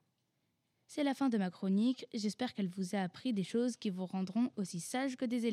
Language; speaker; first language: French; native; French